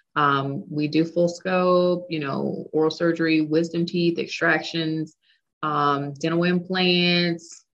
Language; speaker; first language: English; native; English